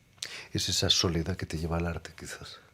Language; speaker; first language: Spanish; native; Spanish